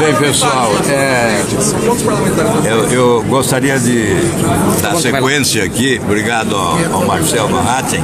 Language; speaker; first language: Portuguese; native; Portuguese